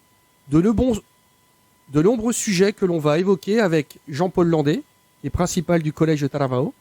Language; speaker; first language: French; native; French